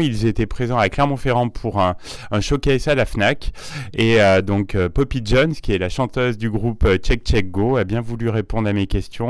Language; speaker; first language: French; native; French